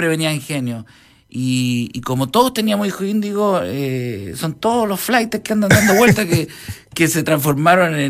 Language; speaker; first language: Spanish; native; Spanish